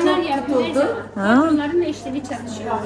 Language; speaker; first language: Turkish; native; Turkish